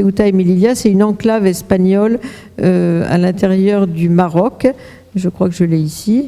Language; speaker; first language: French; native; French